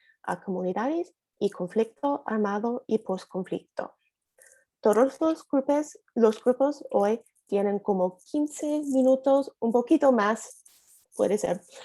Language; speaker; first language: Spanish; non-native, learner; English